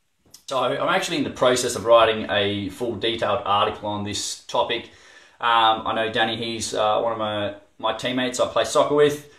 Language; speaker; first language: English; native; English